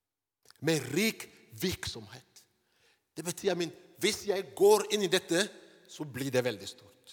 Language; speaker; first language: Norwegian; non-native, fluent; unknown